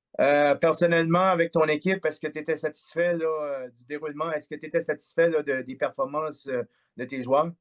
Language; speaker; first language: French; native; French